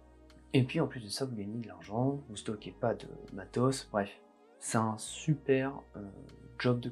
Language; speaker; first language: French; native; French